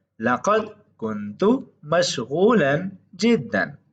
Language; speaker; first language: Arabic; non-native, fluent; Urdu